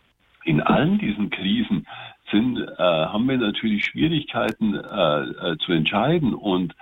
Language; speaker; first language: German; native; German